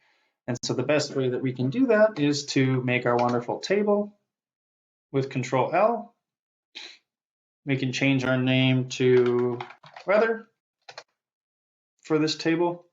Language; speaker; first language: English; native; English